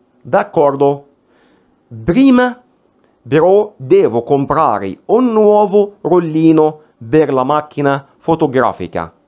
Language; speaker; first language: Italian; non-native, fluent; Arabic